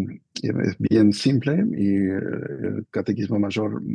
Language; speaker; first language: Spanish; non-native, fluent; English